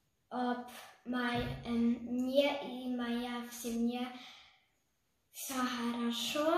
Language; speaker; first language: Russian; early bilingual, heritage; Russian